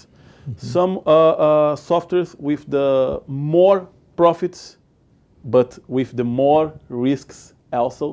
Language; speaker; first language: English; non-native, learner; Portuguese